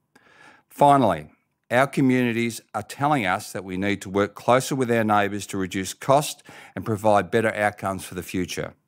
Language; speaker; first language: English; native; English